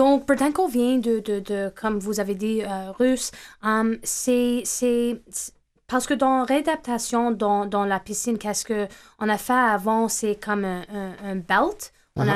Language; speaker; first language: French; non-native, fluent; English